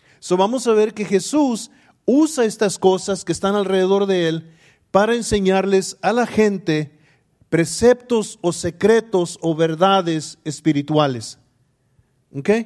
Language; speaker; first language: Spanish; early bilingual, heritage; English